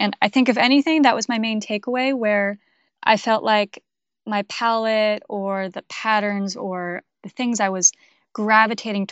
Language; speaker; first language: English; native; English